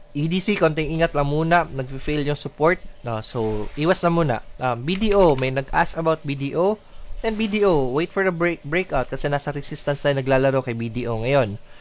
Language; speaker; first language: Filipino; non-native, local second language; Cebuano